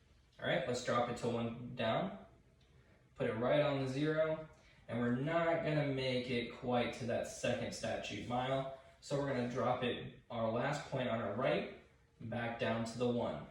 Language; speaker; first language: English; native; English